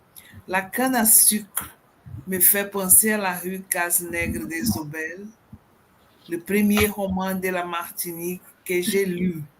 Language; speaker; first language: French; non-native, fluent; Portuguese